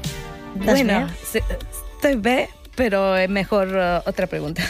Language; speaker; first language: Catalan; non-native, learner; Italian